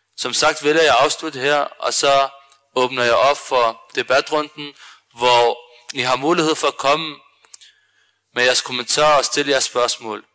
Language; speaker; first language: Danish; early bilingual, other home language; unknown